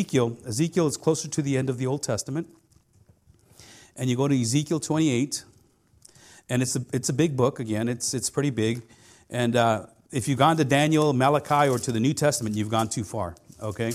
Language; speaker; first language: English; non-native, fluent; Spanish